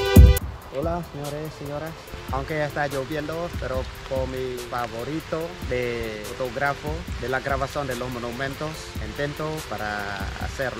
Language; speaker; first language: Spanish; non-native, learner; Khmer